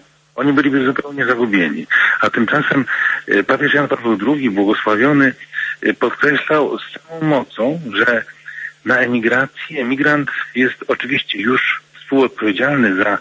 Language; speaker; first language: Polish; native; Polish